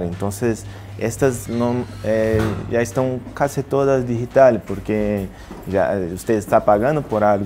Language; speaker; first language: Spanish; non-native, learner; Portuguese